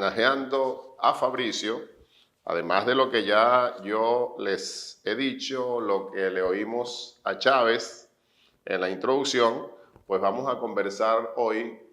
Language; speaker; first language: Spanish; native; Spanish